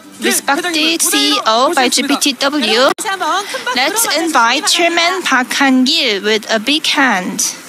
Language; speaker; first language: English; non-native, fluent; Korean